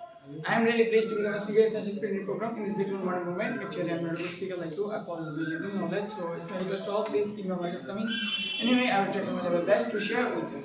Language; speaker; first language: English; non-native, learner; Bangla